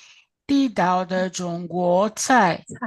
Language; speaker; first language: Chinese; non-native, learner; Greek